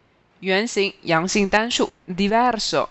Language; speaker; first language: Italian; non-native, fluent; Chinese